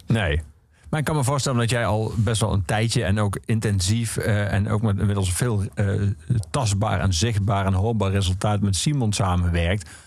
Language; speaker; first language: Dutch; native; Dutch